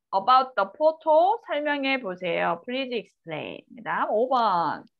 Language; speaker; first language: Korean; native; Korean